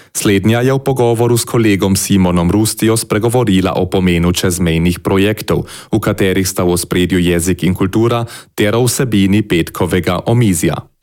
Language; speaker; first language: Slovenian; native; Slovenian